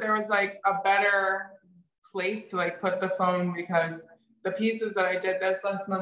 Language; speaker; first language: English; native; English